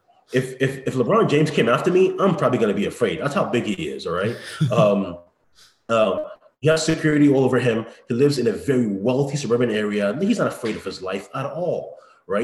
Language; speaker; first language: English; native; English